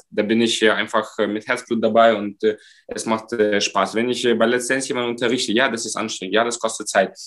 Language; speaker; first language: German; non-native, fluent; Romanian